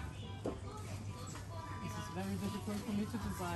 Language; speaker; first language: English; non-native, fluent; German